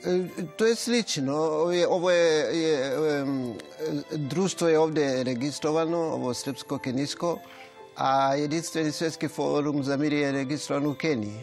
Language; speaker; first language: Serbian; non-native, fluent; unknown